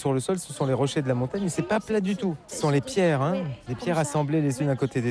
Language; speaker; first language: French; native; French